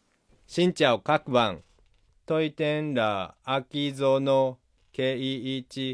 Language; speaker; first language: Vietnamese; non-native, learner; Japanese